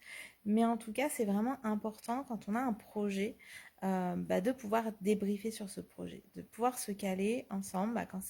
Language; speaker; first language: French; native; French